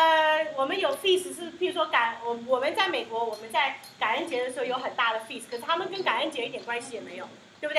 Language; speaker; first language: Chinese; early bilingual, heritage; Chinese